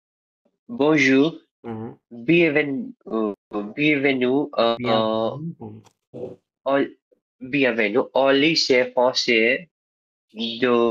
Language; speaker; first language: French; non-native, learner; Bangla